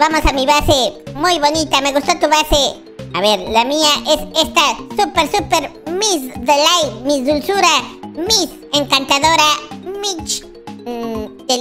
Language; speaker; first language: Spanish; native; Spanish